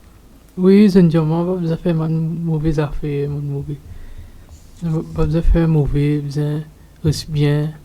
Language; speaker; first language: French; non-native, local second language; Morisyen